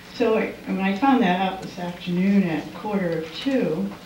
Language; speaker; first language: English; native; English